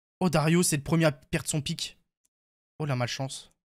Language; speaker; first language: French; native; French